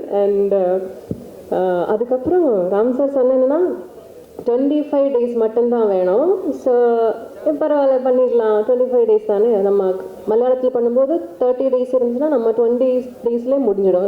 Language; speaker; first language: Tamil; non-native, learner; Malayalam